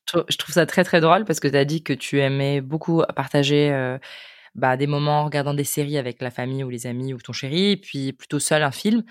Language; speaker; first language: French; native; French